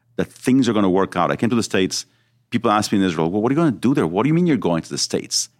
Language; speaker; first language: English; early bilingual, other home language; Hebrew